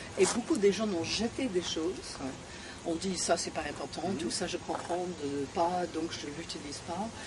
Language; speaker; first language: French; non-native, fluent; English